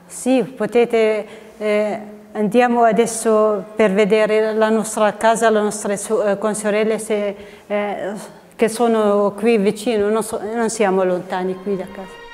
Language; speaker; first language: Italian; non-native, fluent; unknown